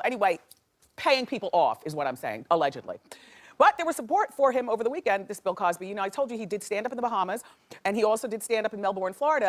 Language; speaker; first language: English; native; English